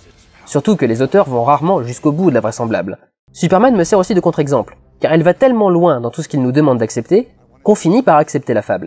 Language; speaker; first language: French; native; French